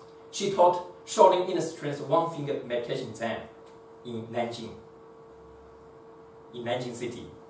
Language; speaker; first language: English; non-native, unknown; Chinese